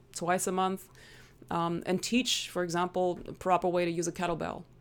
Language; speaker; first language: English; non-native, fluent; German